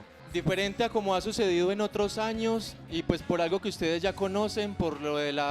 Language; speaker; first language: Spanish; native; Spanish